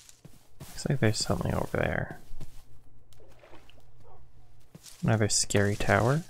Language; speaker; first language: English; native; English